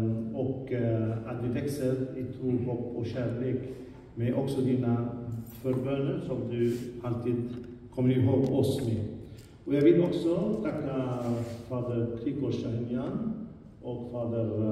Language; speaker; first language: Swedish; non-native, fluent; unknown